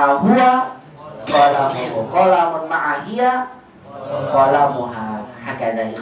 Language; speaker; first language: Arabic; non-native, fluent; Indonesian